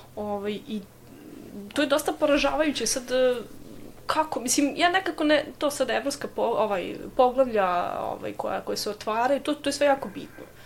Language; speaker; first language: Serbian; native; Serbian